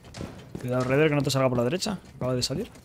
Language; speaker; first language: Spanish; native; Spanish